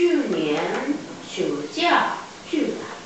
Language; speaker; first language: Chinese; non-native, learner; Japanese